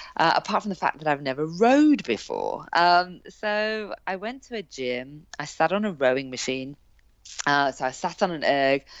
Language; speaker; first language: English; native; English